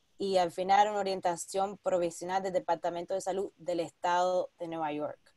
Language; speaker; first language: Spanish; early bilingual, heritage; Spanish